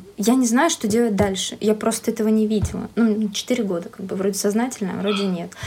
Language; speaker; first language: Russian; native; Russian